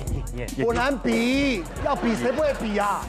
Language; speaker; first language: Chinese; native; Chinese